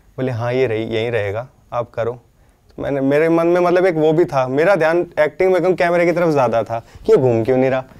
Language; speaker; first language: Hindi; native; Hindi